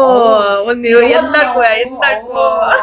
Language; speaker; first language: Korean; non-native, fluent; Uzbek